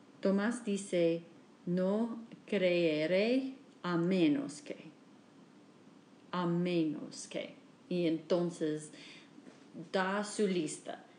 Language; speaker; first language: Spanish; non-native, learner; English